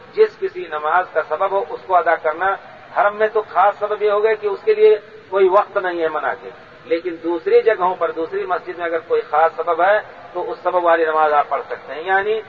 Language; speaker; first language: Urdu; native; Urdu